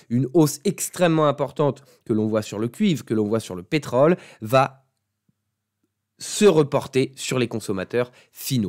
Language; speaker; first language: French; native; French